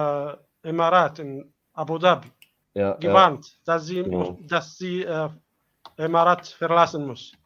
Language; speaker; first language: German; non-native, learner; Arabic